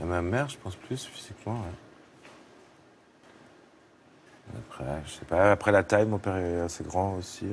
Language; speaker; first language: French; native; French